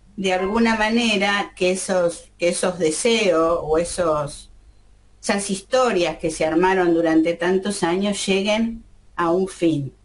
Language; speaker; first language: Spanish; native; Spanish